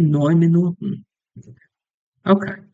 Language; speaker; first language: German; non-native, learner; English